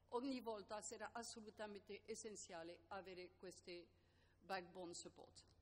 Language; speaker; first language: Italian; non-native, fluent; French